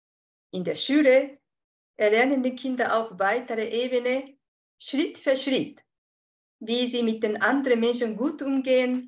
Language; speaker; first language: German; non-native, fluent; Japanese